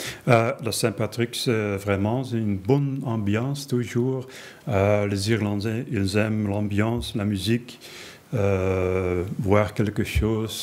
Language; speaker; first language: French; non-native, fluent; Dutch